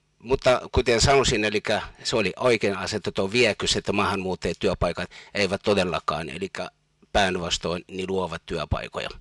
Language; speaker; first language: Finnish; non-native, fluent; Arabic